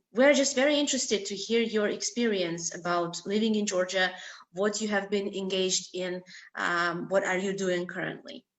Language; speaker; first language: English; non-native, fluent; Georgian